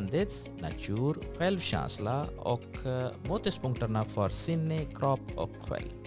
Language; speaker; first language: Swedish; non-native, fluent; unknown